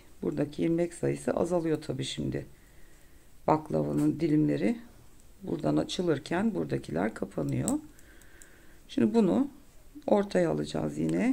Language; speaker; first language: Turkish; native; Turkish